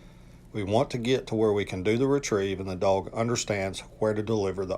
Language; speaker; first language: English; native; English